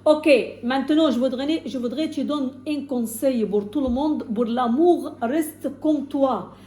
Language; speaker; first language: French; non-native, fluent; Arabic